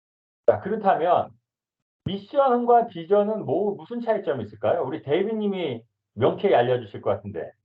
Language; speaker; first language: Korean; native; Korean